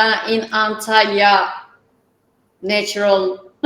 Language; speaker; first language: English; non-native, learner; Turkish